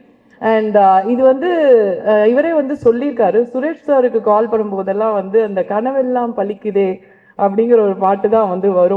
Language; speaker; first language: Tamil; native; Tamil